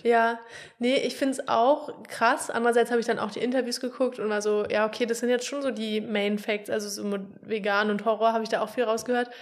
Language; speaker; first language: German; native; German